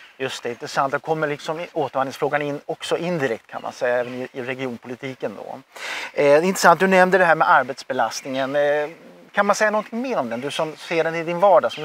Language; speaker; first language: Swedish; native; Swedish